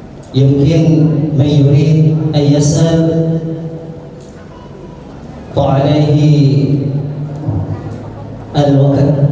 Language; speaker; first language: Arabic; non-native, learner; Indonesian